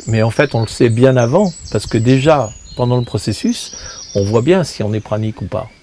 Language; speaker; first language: French; native; French